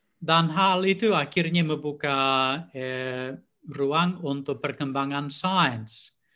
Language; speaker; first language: Indonesian; non-native, fluent; English